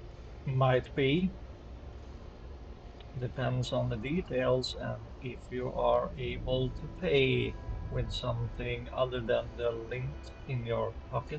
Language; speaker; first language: English; non-native, fluent; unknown